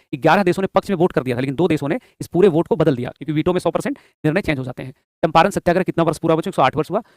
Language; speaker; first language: Hindi; native; Hindi